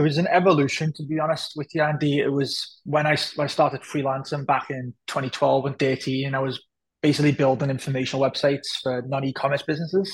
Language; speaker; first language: English; native; English